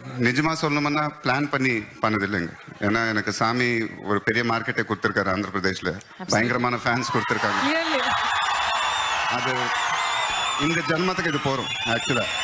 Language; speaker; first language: Tamil; non-native, local second language; Telugu